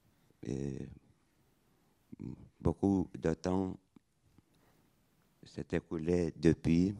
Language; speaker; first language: French; non-native, fluent; Lithuanian